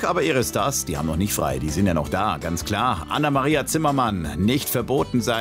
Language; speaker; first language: German; native; German